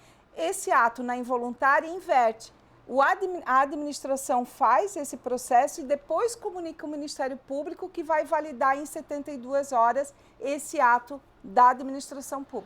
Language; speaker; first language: Portuguese; native; Portuguese